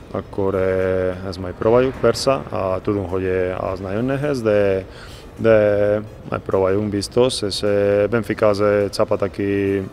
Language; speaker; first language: Hungarian; non-native, learner; Spanish